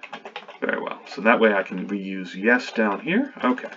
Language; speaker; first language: English; native; English